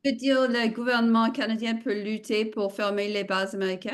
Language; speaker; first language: French; non-native, fluent; English